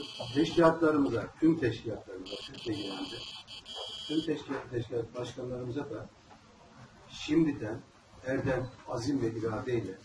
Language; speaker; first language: Turkish; native; Turkish